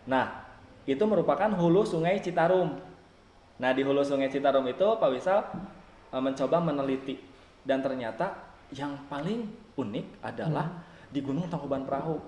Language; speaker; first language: Indonesian; native; Indonesian